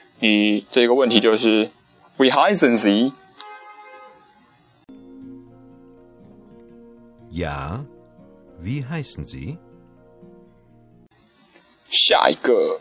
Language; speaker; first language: German; non-native, learner; Chinese